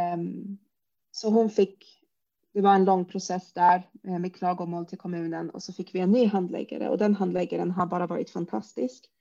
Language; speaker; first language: Swedish; early bilingual, other home language; Arabic